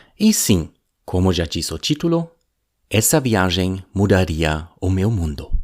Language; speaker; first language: Portuguese; non-native, fluent; German